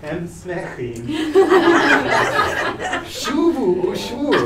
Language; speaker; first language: Hebrew; non-native, learner; English